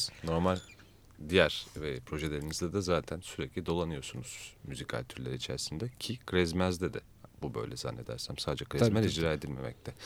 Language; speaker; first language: Turkish; native; Turkish